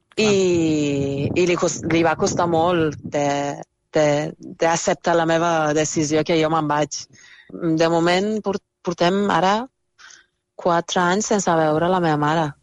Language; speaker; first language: Catalan; non-native, fluent; Persian